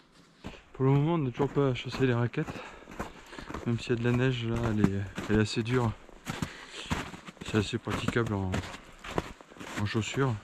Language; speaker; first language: French; native; French